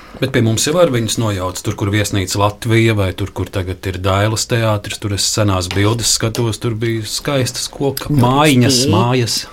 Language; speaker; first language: Latvian; native; Latvian